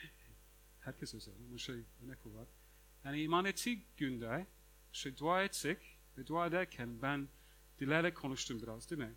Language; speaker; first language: Turkish; non-native, fluent; English